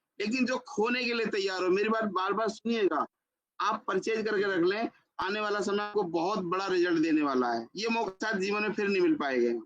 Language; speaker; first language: Hindi; native; Hindi